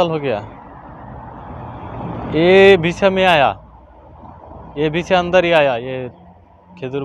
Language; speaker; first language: Hindi; non-native, learner; Bangla